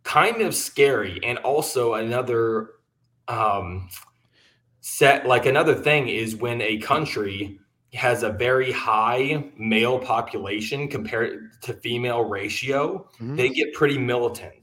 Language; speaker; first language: English; native; English